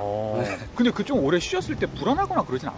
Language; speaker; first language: Korean; native; Korean